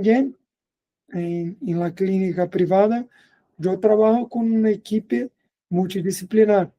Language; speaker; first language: Spanish; non-native, fluent; Portuguese